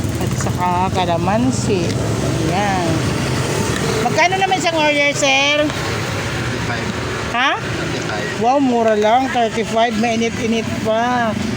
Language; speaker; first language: Filipino; non-native, local second language; Waray